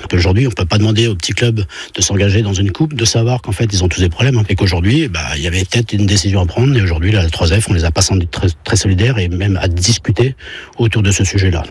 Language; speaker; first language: French; native; French